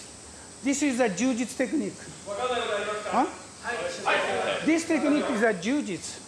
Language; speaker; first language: English; non-native, learner; Japanese